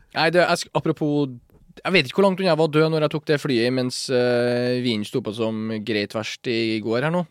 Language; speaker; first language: Norwegian; early bilingual, other home language; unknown